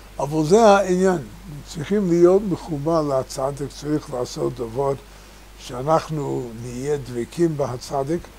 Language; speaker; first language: Hebrew; non-native, fluent; English